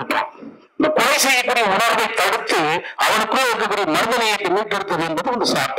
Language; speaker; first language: Tamil; native; Tamil